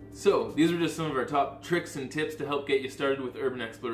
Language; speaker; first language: English; native; English